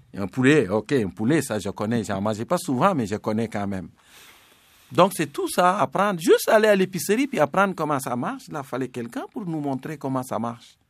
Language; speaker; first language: French; non-native, local second language; Serer